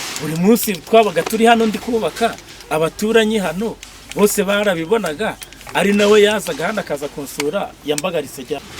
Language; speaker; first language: Kinyarwanda; native; Kinyarwanda